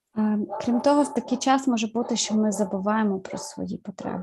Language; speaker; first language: Ukrainian; native; Ukrainian